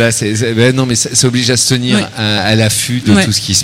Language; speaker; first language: French; native; French